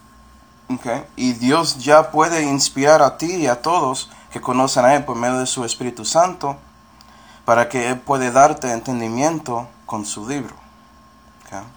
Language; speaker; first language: Spanish; non-native, fluent; English